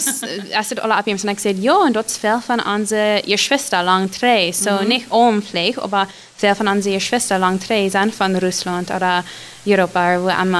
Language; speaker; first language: German; non-native, learner; Plautdietsch